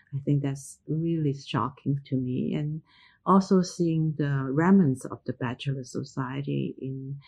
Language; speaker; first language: English; non-native, local second language; Cantonese